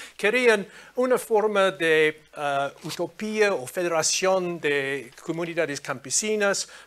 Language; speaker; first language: Spanish; non-native, fluent; English